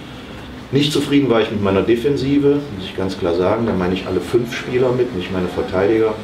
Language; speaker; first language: German; native; German